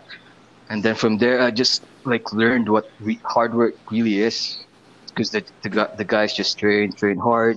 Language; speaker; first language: English; non-native, local second language; Filipino